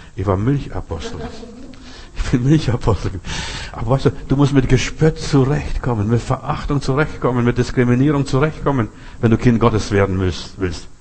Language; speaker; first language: German; non-native, fluent; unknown